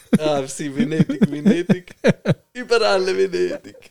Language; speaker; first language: German; native; German